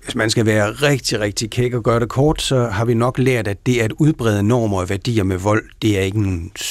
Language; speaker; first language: Danish; native; Danish